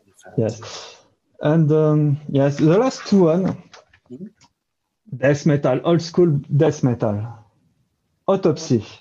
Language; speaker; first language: English; non-native, learner; French